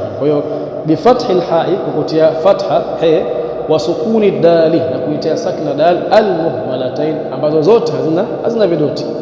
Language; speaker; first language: Swahili; native; Swahili